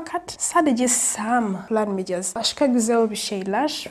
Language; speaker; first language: Turkish; non-native, learner; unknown